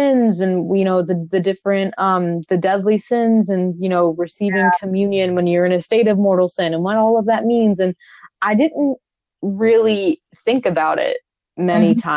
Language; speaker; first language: English; native; English